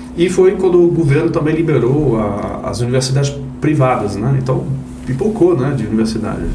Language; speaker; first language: Portuguese; non-native, fluent; French